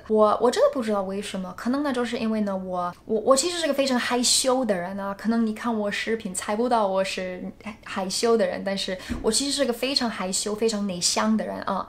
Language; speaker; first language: Chinese; non-native, fluent; English